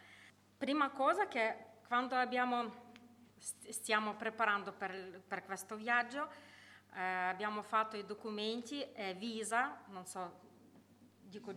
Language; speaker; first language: Italian; non-native, learner; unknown